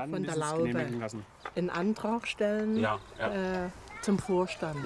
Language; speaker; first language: German; native; German